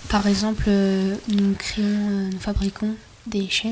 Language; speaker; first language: French; non-native, learner; Swedish